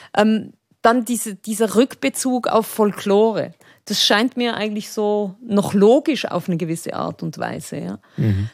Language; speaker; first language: German; early bilingual, other home language; Spanish